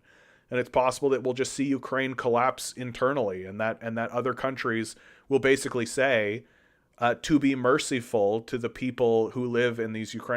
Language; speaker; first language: English; native; English